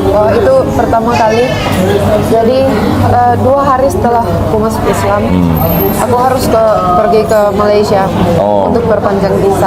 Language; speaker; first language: Indonesian; non-native, fluent; Finnish